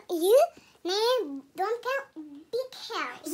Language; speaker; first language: English; non-native, learner; Russian